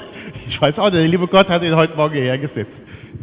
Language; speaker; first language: German; native; German